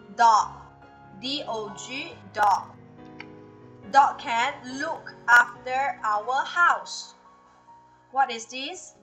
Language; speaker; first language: English; non-native, local second language; Chinese